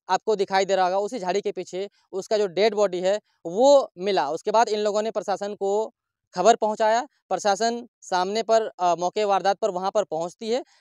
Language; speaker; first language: Hindi; native; Hindi